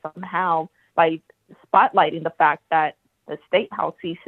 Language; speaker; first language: English; native; English